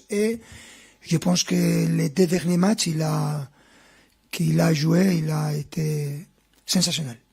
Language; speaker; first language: French; non-native, fluent; Spanish